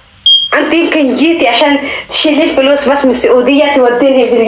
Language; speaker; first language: Arabic; native; Arabic